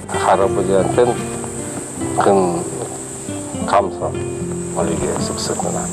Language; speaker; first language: Korean; early bilingual, heritage; Korean